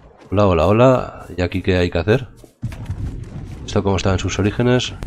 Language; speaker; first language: Spanish; native; Spanish